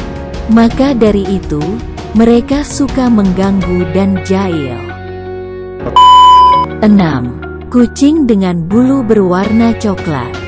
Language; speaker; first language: Indonesian; native; Indonesian